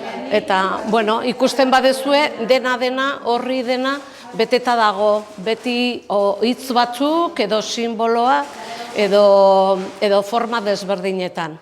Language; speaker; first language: Basque; non-native, local second language; Spanish